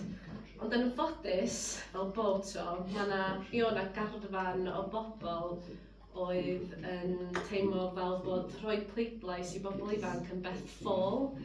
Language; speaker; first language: Welsh; native; Welsh